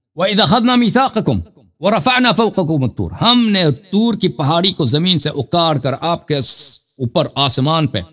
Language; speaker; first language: Urdu; non-native, fluent; Persian